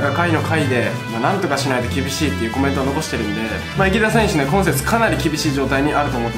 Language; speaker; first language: Japanese; native; Japanese